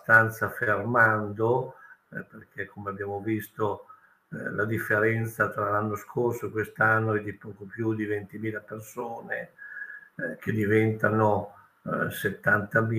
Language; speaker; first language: Italian; native; Italian